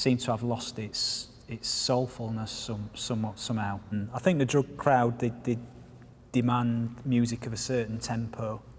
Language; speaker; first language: English; native; English